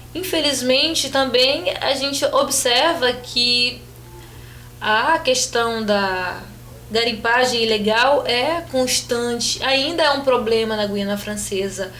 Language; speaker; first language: Portuguese; native; Portuguese